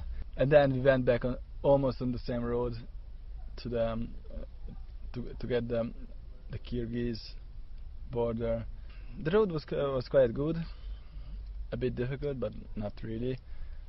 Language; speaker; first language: English; non-native, learner; Hungarian